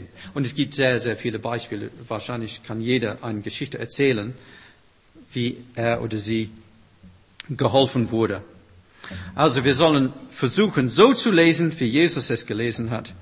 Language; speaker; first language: German; non-native, fluent; English